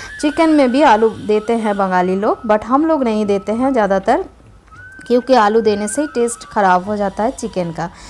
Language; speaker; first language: Hindi; non-native, local second language; Bangla